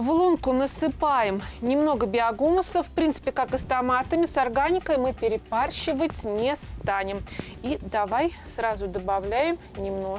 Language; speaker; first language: Russian; native; Russian